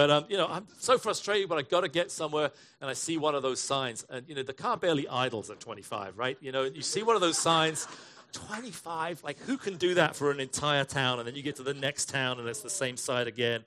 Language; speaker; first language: English; native; English